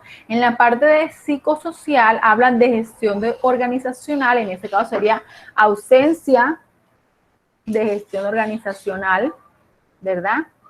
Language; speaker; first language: Spanish; native; Spanish